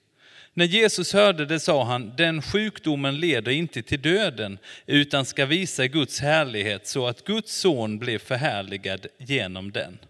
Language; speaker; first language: Swedish; non-native, fluent; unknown